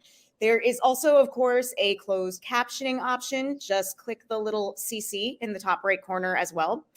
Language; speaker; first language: English; native; English